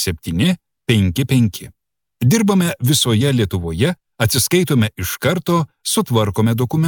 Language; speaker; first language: Lithuanian; native; Lithuanian